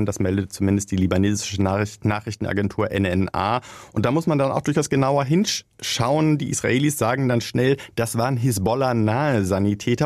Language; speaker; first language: German; native; German